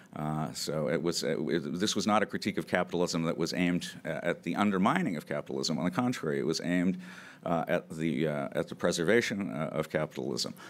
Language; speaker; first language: English; native; English